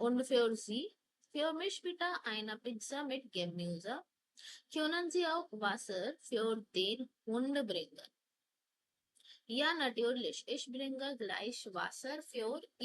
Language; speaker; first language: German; non-native, fluent; Hindi